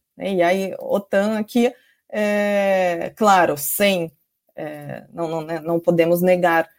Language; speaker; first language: Portuguese; non-native, fluent; Ukrainian